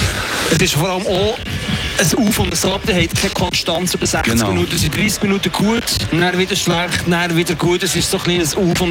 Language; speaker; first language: German; native; German